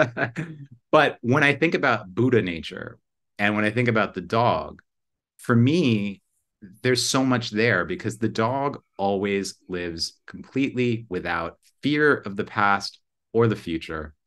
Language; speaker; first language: English; native; English